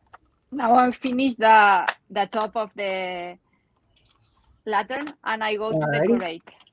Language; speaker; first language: English; non-native, learner; Spanish